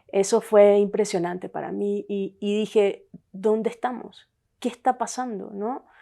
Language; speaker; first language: Spanish; native; Spanish